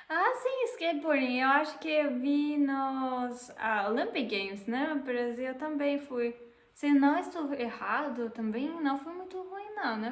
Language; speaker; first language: Portuguese; non-native, fluent; German